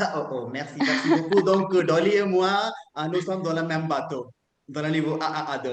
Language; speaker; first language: French; non-native, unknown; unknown